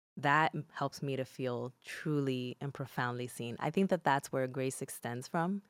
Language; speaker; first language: English; early bilingual, other home language; Spanish